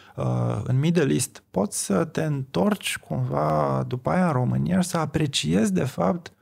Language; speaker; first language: Romanian; native; Romanian